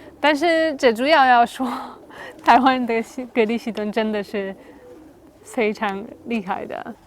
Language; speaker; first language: Chinese; non-native, fluent; Polish